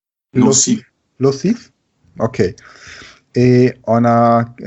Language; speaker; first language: French; non-native, learner; German